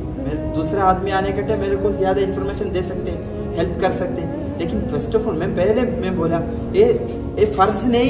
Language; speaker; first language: Hindi; non-native, local second language; Malayalam